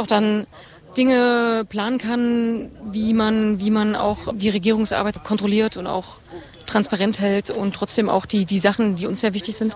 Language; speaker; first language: German; native; German